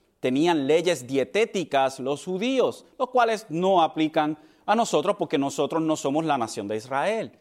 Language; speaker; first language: Spanish; early bilingual, heritage; Spanish